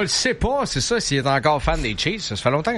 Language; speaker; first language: French; native; French